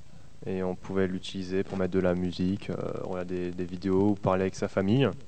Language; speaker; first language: French; native; French